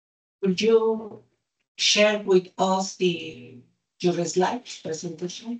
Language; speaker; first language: English; non-native, learner; Spanish